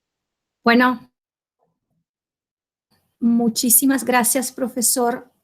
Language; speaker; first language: Spanish; non-native, fluent; Portuguese